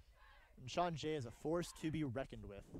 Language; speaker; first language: English; native; English